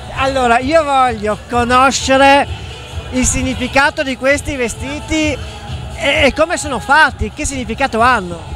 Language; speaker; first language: Italian; native; Italian